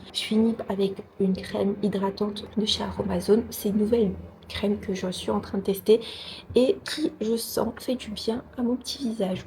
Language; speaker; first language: French; non-native, local second language; Arabic